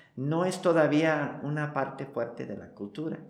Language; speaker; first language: Spanish; non-native, fluent; English